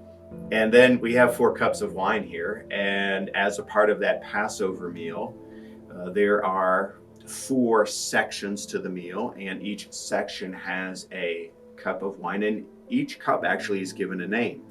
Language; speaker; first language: English; native; English